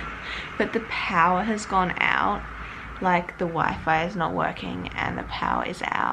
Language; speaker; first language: English; native; English